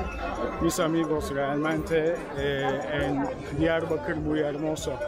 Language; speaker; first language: Spanish; non-native, learner; Turkish